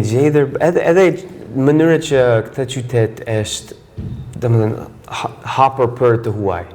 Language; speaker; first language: Albanian; non-native, fluent; English